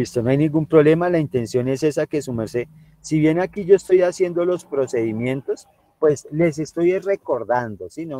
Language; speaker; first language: Spanish; native; Spanish